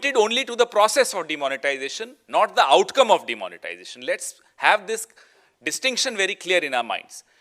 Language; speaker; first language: English; non-native, local second language; Hindi